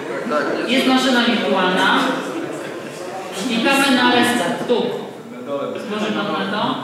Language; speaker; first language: Polish; native; Polish